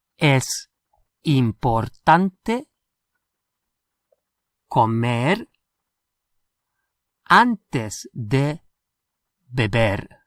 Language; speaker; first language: Spanish; non-native, fluent; English